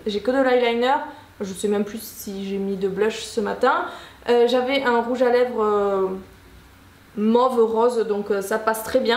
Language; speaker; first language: French; native; French